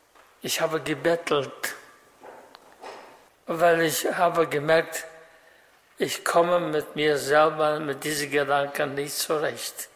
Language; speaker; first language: German; non-native, fluent; Russian